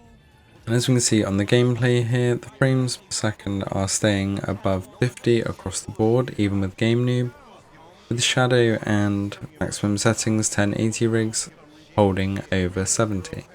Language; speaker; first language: English; native; English